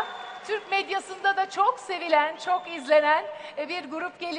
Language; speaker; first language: Turkish; native; Turkish